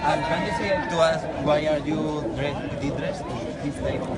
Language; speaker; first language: English; non-native, learner; Spanish